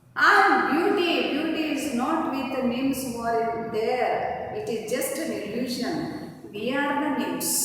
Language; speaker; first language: English; non-native, local second language; Kannada